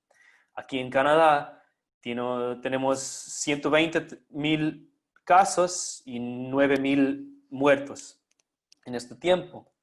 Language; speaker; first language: Spanish; non-native, fluent; English